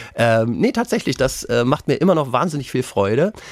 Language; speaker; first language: German; native; German